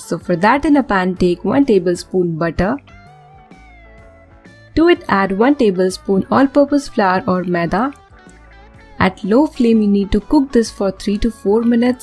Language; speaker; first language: English; non-native, local second language; Hindi